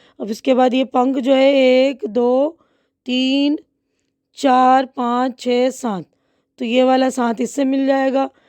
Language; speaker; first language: Hindi; native; Hindi